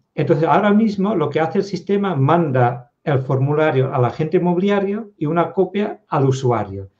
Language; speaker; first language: Spanish; non-native, fluent; Dutch